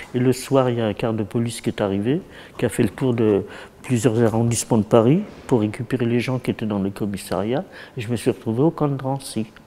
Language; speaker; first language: French; early bilingual, other home language; Yiddish